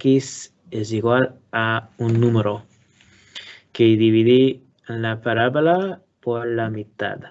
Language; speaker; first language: Spanish; non-native, learner; English